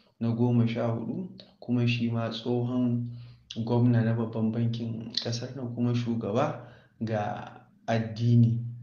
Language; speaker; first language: Hausa; native; Hausa